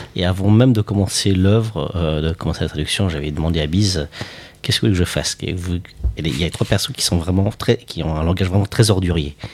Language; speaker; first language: French; native; French